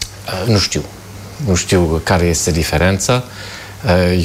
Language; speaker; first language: Romanian; non-native, fluent; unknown